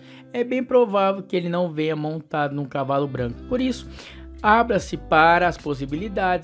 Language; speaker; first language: Portuguese; native; Portuguese